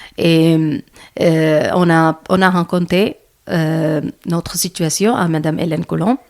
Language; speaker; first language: French; non-native, learner; Malayalam